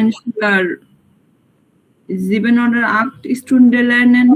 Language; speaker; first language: German; non-native, learner; Bangla